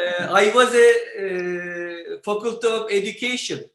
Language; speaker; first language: English; non-native, learner; Turkish